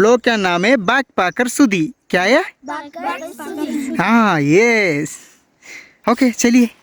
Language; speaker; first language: Hindi; non-native, local second language; Malayalam